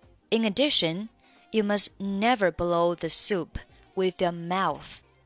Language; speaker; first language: English; non-native, fluent; Chinese